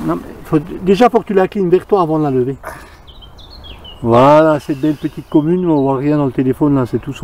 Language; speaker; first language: French; native; French